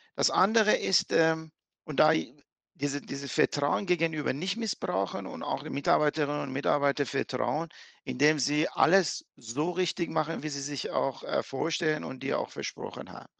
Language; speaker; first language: German; non-native, fluent; Persian